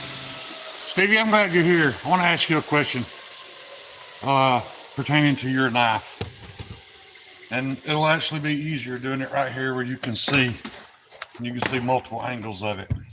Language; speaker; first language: English; native; English